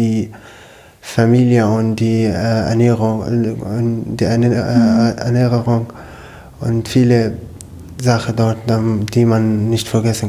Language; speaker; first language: German; non-native, learner; Arabic